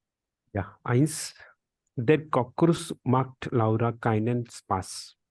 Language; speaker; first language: German; non-native, learner; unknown